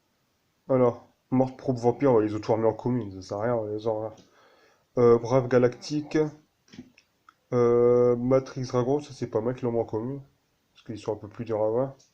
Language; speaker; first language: French; native; French